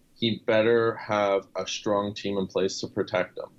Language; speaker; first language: English; native; English